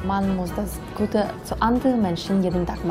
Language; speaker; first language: German; non-native, learner; Russian